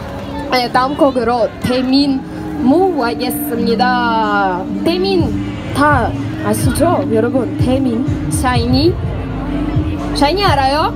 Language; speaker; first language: Korean; non-native, learner; Russian